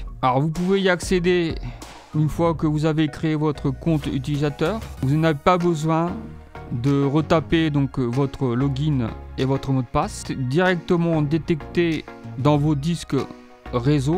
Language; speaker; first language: French; native; French